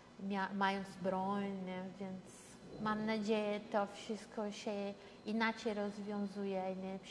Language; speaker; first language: Polish; early bilingual, heritage; Portuguese